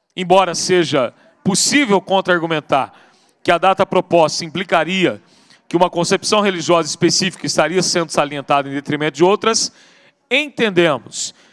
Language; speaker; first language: Portuguese; native; Portuguese